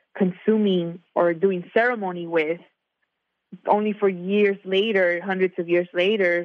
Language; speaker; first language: English; native; English